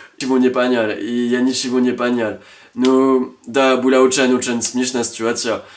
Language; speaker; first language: Russian; non-native, learner; French